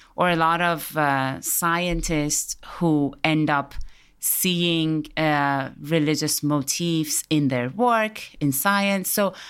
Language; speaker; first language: English; early bilingual, other home language; Persian